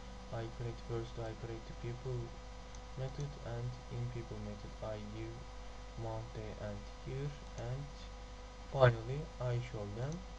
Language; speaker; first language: English; non-native, learner; Turkish